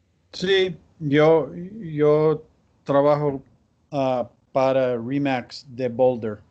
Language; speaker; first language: Spanish; non-native, learner; English